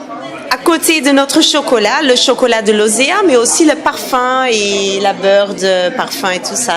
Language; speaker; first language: French; non-native, fluent; English